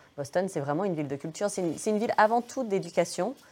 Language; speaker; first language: French; early bilingual, other home language; English